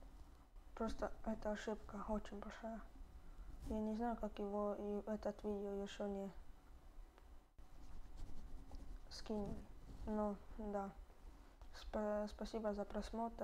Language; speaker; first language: Russian; early bilingual, heritage; Russian